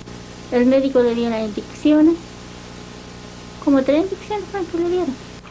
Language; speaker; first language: Spanish; native; Spanish